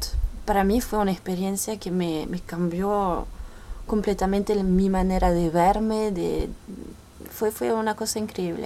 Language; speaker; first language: Spanish; early bilingual, heritage; French